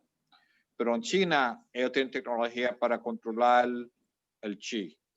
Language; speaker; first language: Spanish; early bilingual, heritage; Spanish